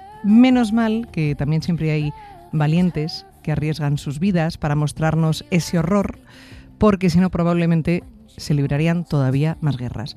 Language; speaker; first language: Spanish; native; Spanish